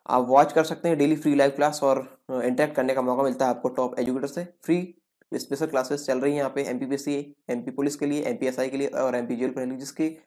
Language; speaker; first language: Hindi; native; Hindi